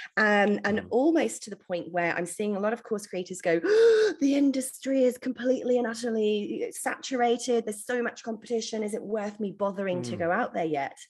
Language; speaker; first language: English; native; English